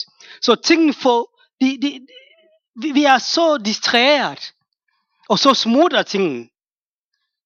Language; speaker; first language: Danish; non-native, fluent; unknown